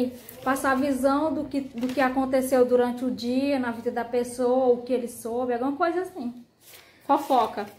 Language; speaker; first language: Portuguese; native; Portuguese